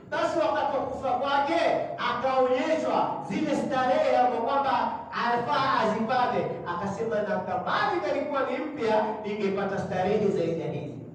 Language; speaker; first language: Swahili; native; Swahili